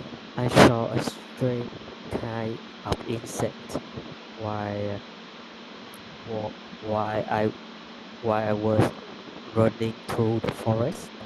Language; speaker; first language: English; non-native, learner; Vietnamese